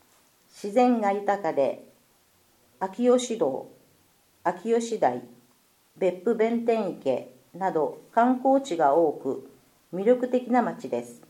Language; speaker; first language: Japanese; native; Japanese